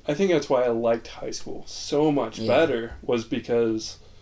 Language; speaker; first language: English; native; English